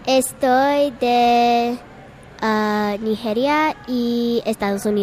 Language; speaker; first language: Spanish; non-native, learner; English